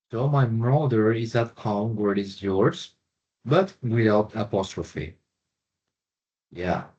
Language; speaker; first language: English; non-native, fluent; Spanish